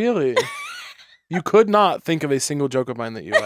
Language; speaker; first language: English; native; English